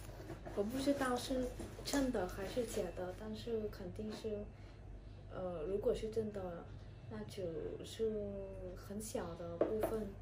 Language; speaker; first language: Chinese; non-native, learner; Vietnamese